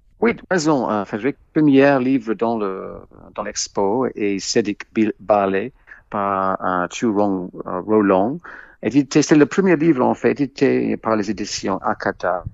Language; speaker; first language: French; non-native, fluent; English